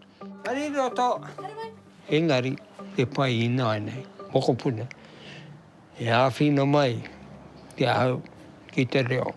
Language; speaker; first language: Māori; non-native, local second language; English